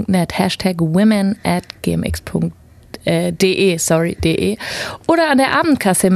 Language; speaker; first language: German; native; German